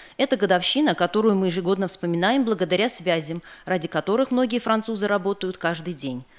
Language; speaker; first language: Russian; non-native, local second language; Armenian